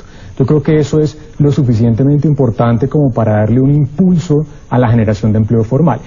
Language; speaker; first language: Spanish; native; Spanish